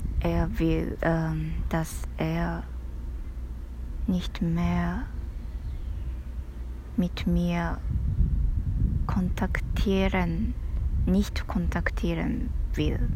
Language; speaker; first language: German; non-native, learner; Japanese